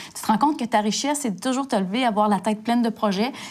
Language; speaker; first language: French; native; French